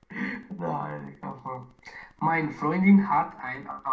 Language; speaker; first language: German; non-native, learner; Romanian